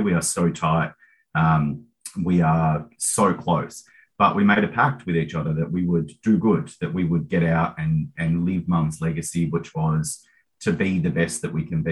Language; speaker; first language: English; native; English